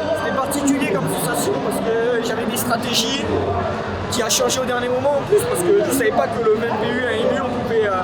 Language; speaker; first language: French; native; French